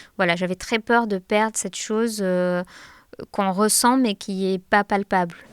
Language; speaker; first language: French; non-native, local second language; Arabic